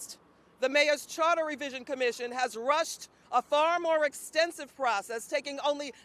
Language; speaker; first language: English; native; English